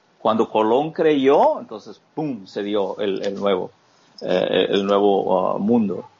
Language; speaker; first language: Spanish; native; Spanish